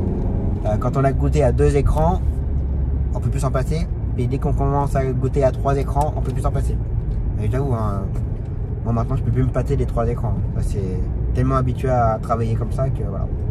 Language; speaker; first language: French; native; French